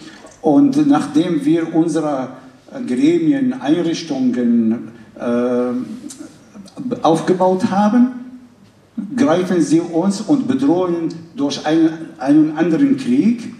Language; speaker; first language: German; non-native, fluent; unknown